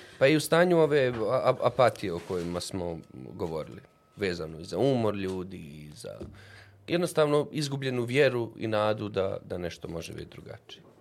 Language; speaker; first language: Bosnian; native; Bosnian